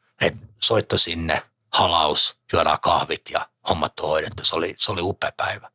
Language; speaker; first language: Finnish; native; Finnish